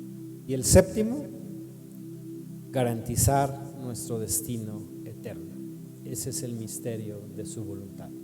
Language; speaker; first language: Spanish; native; Spanish